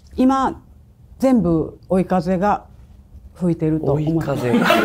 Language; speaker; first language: Japanese; native; Japanese